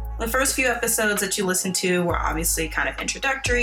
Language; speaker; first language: English; native; English